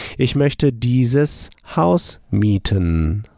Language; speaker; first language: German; non-native, fluent; English